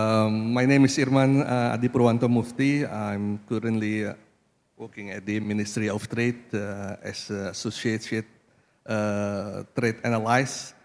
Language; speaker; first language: English; non-native, fluent; Indonesian